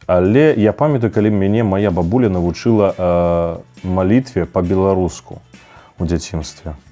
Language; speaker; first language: Belarusian; non-native, local second language; Russian